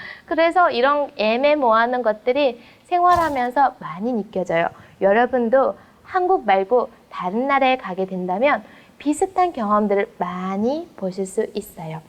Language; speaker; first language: Korean; non-native, fluent; Mongolian